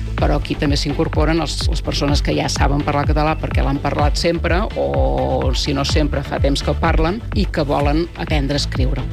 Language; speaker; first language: Catalan; native; Catalan